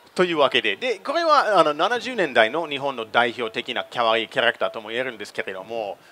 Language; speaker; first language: Japanese; non-native, fluent; English